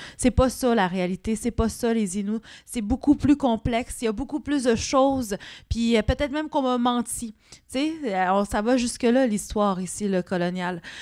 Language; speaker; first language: French; non-native, local second language; Innu-aimun